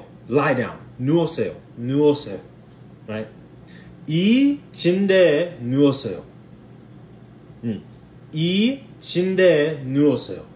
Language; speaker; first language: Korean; non-native, learner; English